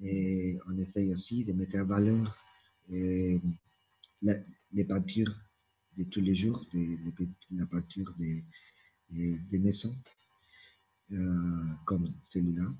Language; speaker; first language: French; non-native, fluent; Spanish